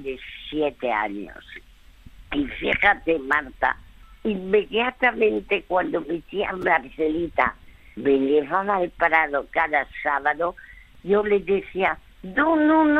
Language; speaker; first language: Spanish; early bilingual, other home language; French